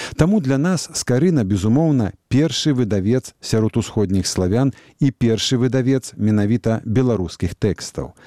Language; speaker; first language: Belarusian; native; Belarusian